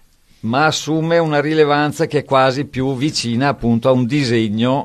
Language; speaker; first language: Italian; native; Italian